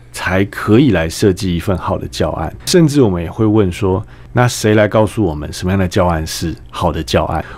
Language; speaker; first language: Chinese; native; Chinese